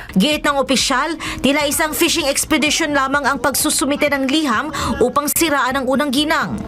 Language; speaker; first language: Filipino; native; Filipino